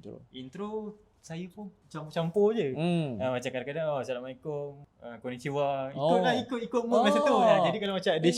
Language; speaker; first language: Malay; native; Malay